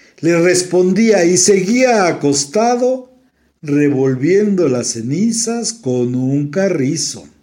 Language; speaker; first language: Spanish; native; Spanish